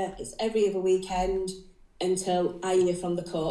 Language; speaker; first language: English; native; English